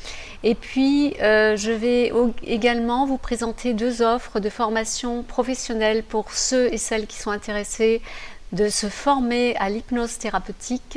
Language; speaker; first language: French; native; French